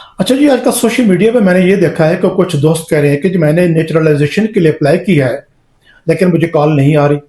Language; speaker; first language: Urdu; native; Urdu